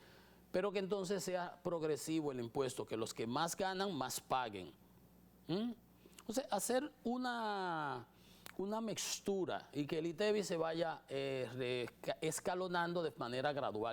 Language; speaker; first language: Spanish; native; Spanish